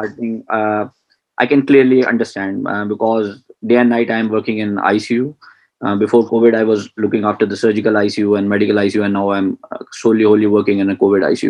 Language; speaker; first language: English; non-native, local second language; Punjabi